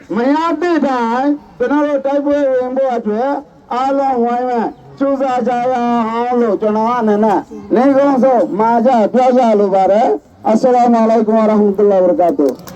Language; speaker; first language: Burmese; non-native, local second language; Rohingya